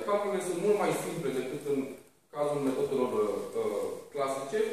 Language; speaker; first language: Romanian; native; Romanian